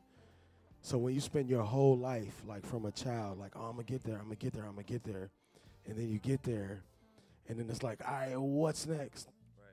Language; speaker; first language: English; native; English